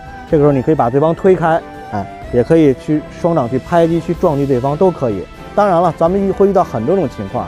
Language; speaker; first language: Chinese; native; Chinese